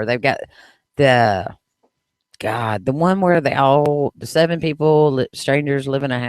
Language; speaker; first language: English; native; English